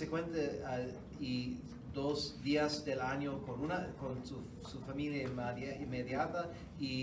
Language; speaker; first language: Spanish; non-native, fluent; English